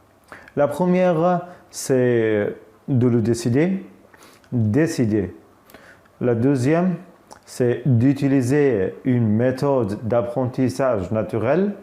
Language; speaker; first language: French; non-native, fluent; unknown